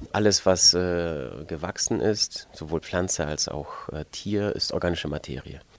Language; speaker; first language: German; non-native, fluent; Polish